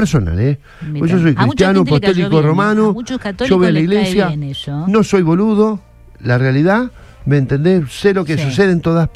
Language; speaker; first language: Spanish; native; Spanish